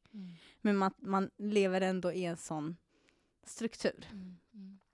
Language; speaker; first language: Swedish; non-native, fluent; Arabic